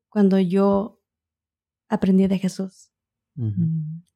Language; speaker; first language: Spanish; early bilingual, heritage; Spanish